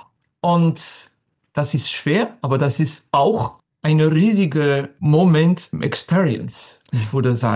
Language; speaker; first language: German; non-native, fluent; French